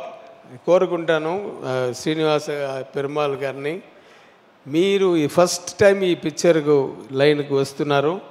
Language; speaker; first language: Telugu; non-native, learner; Tamil